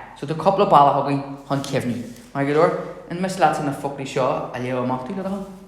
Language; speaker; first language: Irish; native; Irish